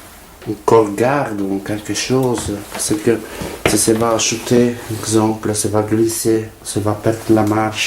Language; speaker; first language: French; non-native, learner; Italian